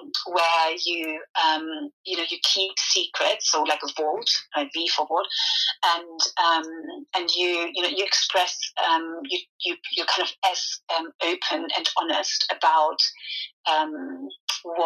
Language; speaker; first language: English; non-native, fluent; German